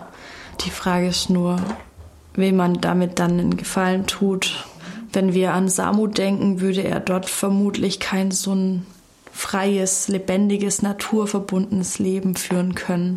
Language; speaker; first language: German; native; German